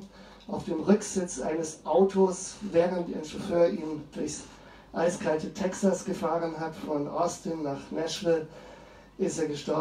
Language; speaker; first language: German; native; German